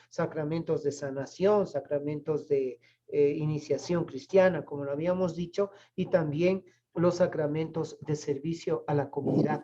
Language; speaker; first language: Spanish; native; Spanish